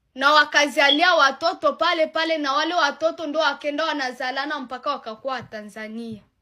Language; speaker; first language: Swahili; non-native, local second language; Rundi